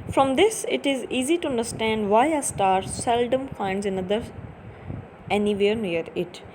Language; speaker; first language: English; non-native, local second language; Urdu